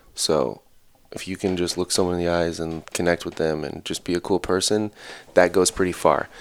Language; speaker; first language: English; native; English